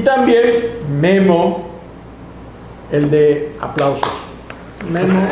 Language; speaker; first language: Spanish; native; Spanish